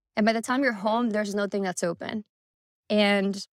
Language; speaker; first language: English; early bilingual, other home language; Spanish